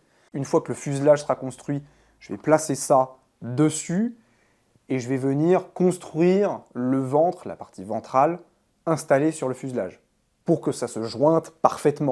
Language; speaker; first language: French; native; French